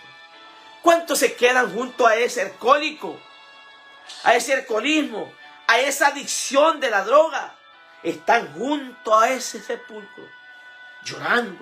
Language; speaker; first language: Spanish; native; Spanish